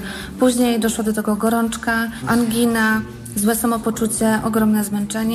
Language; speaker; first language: Polish; native; Polish